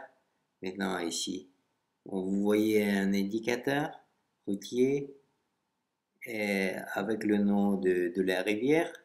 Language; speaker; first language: French; non-native, fluent; Russian